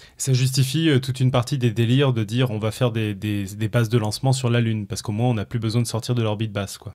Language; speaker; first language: French; native; French